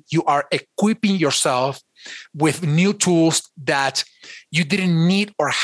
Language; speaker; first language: English; non-native, fluent; Spanish